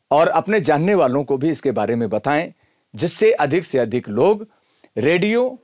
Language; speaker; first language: Hindi; native; Hindi